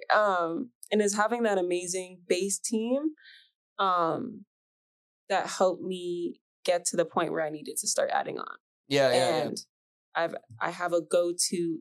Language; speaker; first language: English; native; English